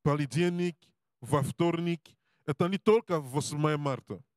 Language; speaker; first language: Russian; non-native, learner; English